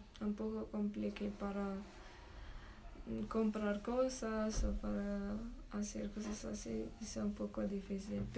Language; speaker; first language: Spanish; non-native, learner; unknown